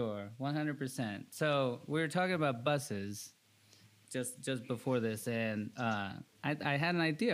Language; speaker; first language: English; early bilingual, other home language; Spanish